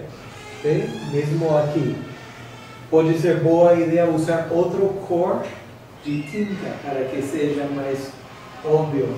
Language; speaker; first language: Portuguese; non-native, fluent; English